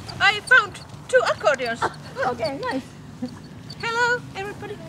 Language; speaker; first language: English; non-native, fluent; Finnish